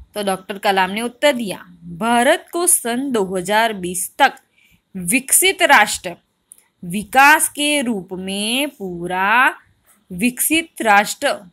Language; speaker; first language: Hindi; non-native, local second language; Gujarati